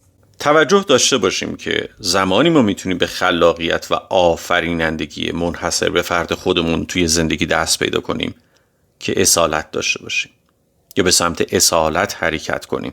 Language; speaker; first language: Persian; native; Persian